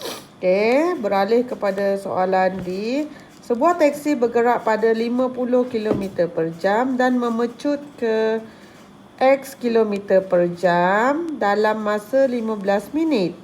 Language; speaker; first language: Malay; native; Malay